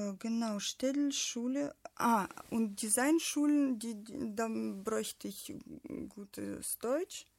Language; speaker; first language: German; non-native, fluent; Russian